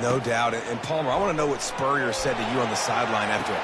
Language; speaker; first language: English; native; English